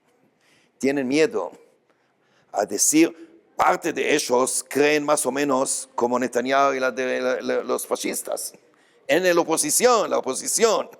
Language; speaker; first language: Spanish; non-native, fluent; Hebrew